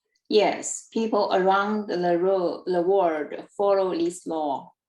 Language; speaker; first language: English; non-native, learner; Chinese